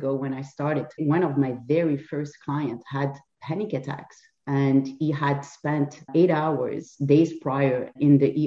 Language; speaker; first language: English; non-native, fluent; French